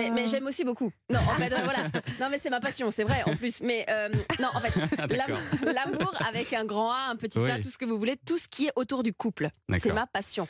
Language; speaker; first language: French; native; French